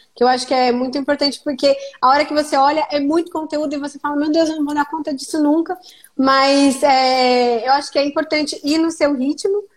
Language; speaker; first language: Portuguese; native; Portuguese